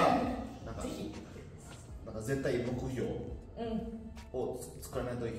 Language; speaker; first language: Japanese; non-native, fluent; Indonesian